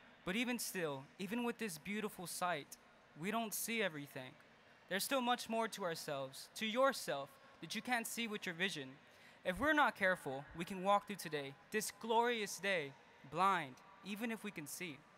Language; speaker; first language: English; early bilingual, other home language; Spanish